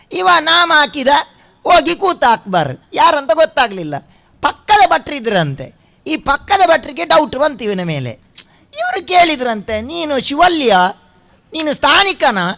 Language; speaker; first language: Kannada; non-native, local second language; Tulu